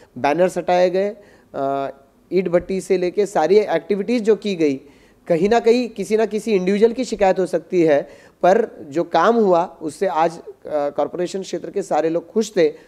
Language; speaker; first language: Hindi; non-native, local second language; Marathi